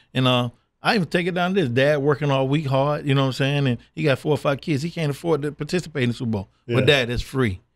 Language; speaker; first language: English; native; English